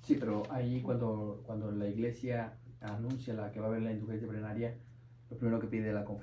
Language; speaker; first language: Spanish; native; Spanish